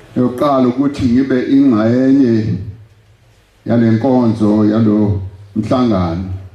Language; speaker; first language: Zulu; non-native, local second language; Venda